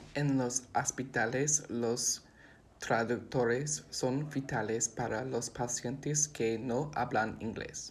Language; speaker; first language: Spanish; non-native, learner; English